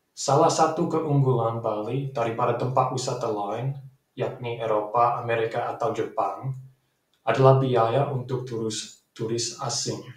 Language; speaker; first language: Indonesian; non-native, fluent; English